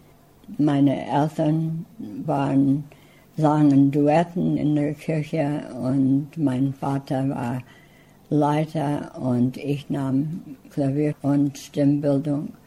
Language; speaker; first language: German; early bilingual, heritage; English